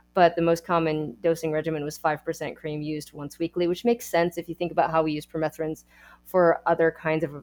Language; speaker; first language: English; native; English